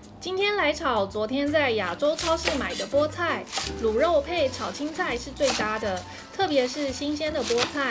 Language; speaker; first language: Chinese; native; Chinese